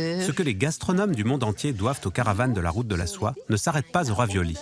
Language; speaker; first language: French; native; French